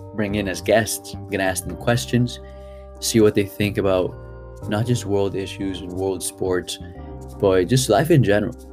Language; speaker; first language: English; early bilingual, other home language; Spanish